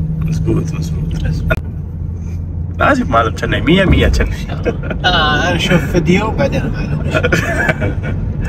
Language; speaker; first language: Arabic; non-native, learner; Tamil